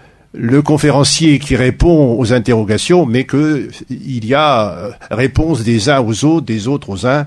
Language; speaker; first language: French; native; French